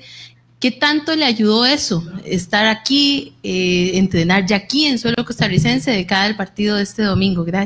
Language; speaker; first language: Spanish; native; Spanish